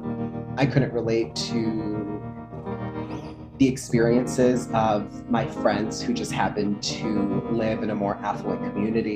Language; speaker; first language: English; early bilingual, other home language; Spanish